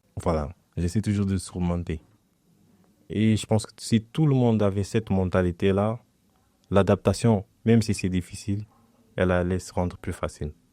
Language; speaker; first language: French; non-native, fluent; Portuguese